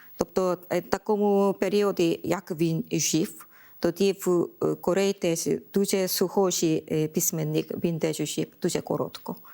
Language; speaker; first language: Ukrainian; non-native, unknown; Korean